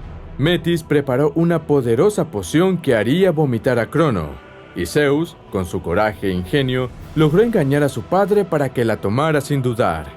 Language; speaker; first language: Spanish; native; Spanish